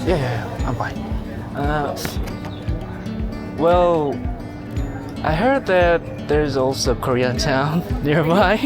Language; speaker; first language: English; non-native, learner; Korean